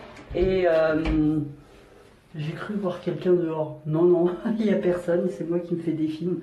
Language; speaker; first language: French; native; French